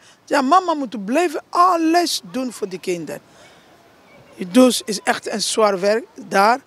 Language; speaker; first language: Dutch; non-native, learner; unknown